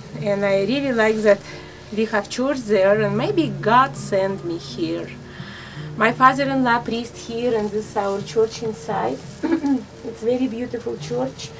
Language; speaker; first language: English; non-native, learner; Russian